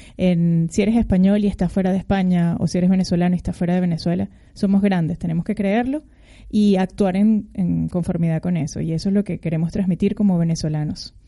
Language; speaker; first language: Spanish; native; Spanish